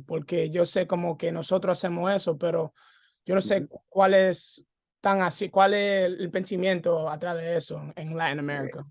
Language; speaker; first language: Spanish; early bilingual, heritage; English